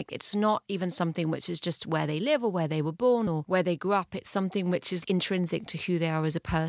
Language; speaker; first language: English; early bilingual, heritage; English